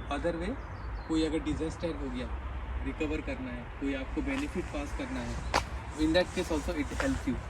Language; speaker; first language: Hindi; non-native, local second language; Bangla